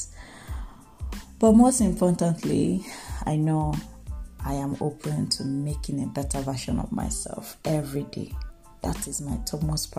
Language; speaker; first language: English; non-native, local second language; Igbo